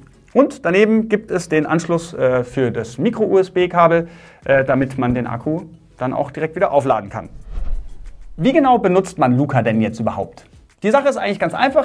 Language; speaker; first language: German; native; German